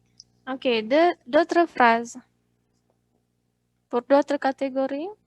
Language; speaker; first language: French; non-native, fluent; Indonesian